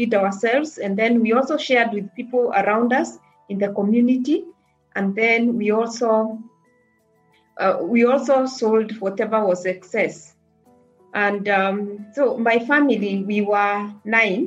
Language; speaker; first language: English; non-native, local second language; Kikuyu